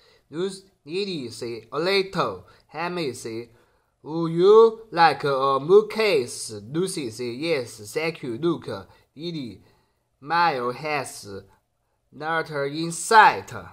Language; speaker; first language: English; non-native, learner; Chinese